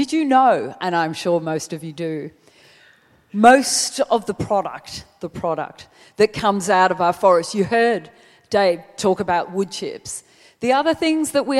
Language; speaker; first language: English; native; English